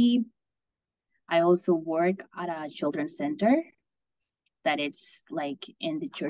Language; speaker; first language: English; non-native, fluent; Spanish